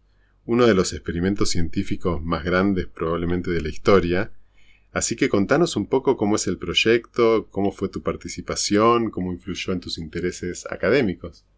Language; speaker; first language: Spanish; native; Spanish